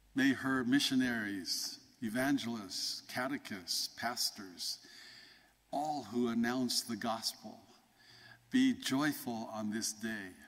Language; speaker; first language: English; native; English